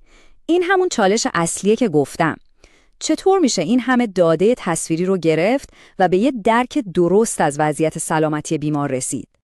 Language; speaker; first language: Persian; native; Persian